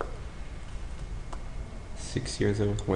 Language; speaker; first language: English; non-native, fluent; Japanese